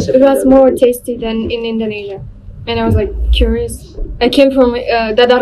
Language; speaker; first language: English; non-native, learner; Russian